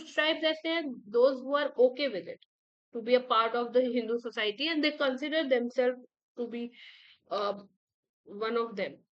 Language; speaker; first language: Hindi; native; Hindi